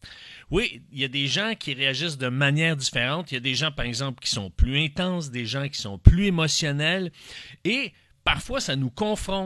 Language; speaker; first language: French; native; French